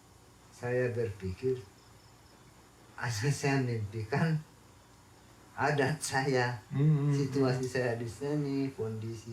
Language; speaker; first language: Indonesian; non-native, local second language; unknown